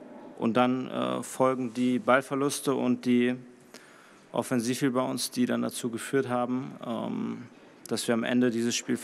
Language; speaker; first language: German; native; German